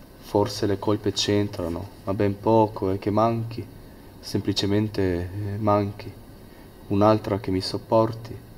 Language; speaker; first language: Italian; non-native, fluent; Albanian